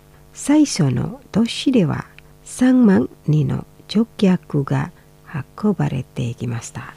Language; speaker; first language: Japanese; non-native, fluent; Indonesian